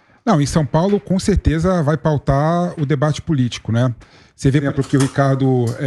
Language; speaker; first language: Portuguese; native; Portuguese